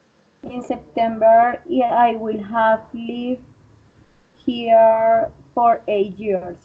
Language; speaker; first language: English; non-native, learner; Spanish